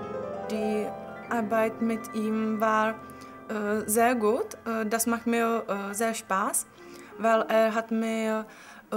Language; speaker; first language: German; non-native, learner; Czech